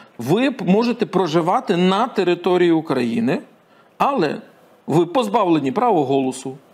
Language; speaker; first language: Ukrainian; native; Ukrainian